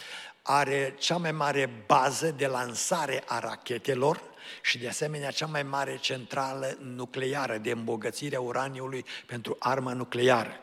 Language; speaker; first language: Romanian; native; Romanian